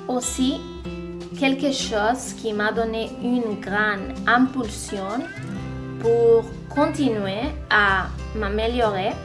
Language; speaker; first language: French; non-native, learner; Spanish